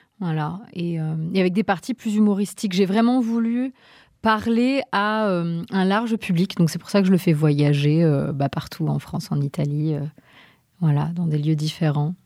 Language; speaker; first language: French; native; French